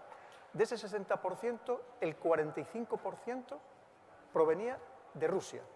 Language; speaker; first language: Spanish; native; Spanish